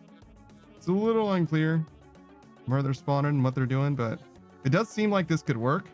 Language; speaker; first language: English; native; English